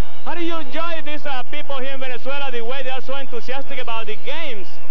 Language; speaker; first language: English; non-native, fluent; Spanish